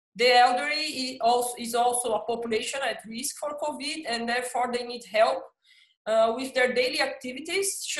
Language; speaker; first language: English; non-native, fluent; Portuguese